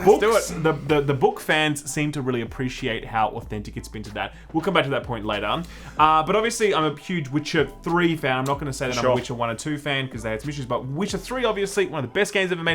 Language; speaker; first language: English; native; English